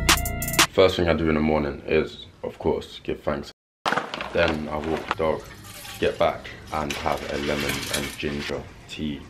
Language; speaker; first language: English; native; English